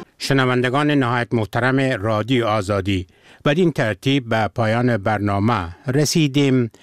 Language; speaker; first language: Persian; native; Persian